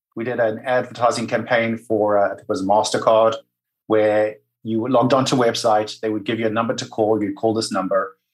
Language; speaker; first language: English; native; English